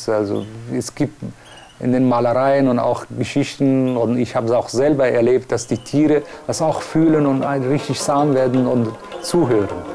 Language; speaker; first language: German; non-native, fluent; Persian